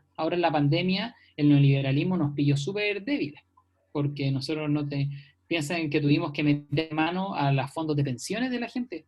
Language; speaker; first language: Spanish; native; Spanish